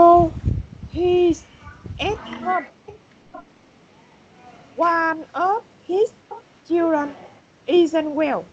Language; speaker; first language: English; non-native, learner; Vietnamese